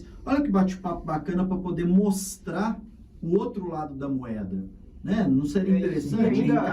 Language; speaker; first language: Portuguese; native; Portuguese